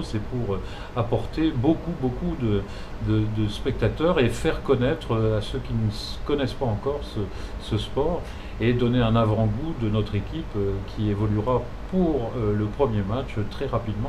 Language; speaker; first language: French; native; French